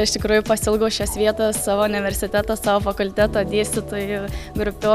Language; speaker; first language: Lithuanian; native; Lithuanian